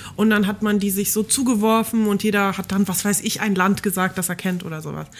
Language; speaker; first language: German; early bilingual, other home language; Polish